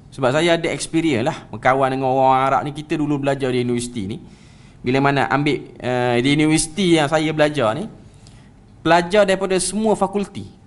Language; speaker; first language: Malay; native; Malay